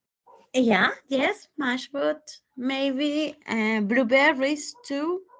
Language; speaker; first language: English; non-native, fluent; Spanish